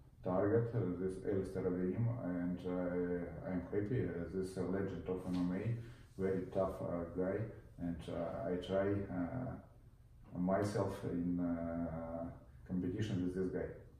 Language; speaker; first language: English; non-native, learner; Russian